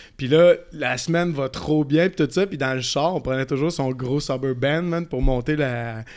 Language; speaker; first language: French; native; French